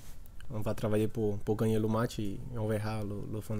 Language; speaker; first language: French; non-native, learner; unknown